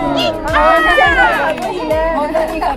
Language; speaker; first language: Japanese; non-native, learner; Burmese